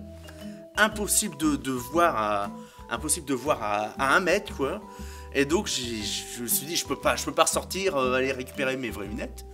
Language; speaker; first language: French; native; French